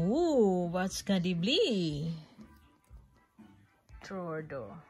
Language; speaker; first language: Swedish; non-native, learner; Filipino